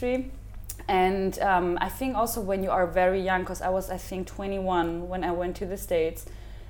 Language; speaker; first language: English; non-native, fluent; German